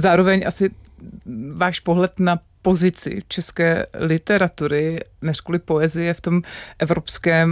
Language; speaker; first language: Czech; native; Czech